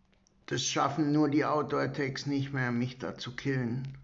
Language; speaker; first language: German; native; German